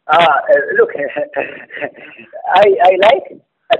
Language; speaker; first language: English; non-native, learner; Arabic